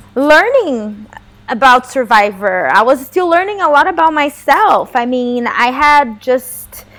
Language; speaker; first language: English; non-native, fluent; Portuguese